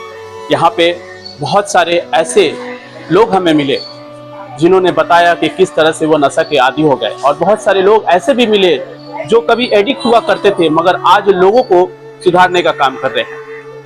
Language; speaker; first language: Hindi; native; Hindi